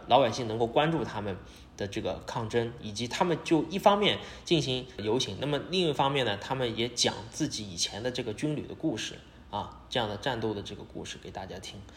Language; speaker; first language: Chinese; native; Chinese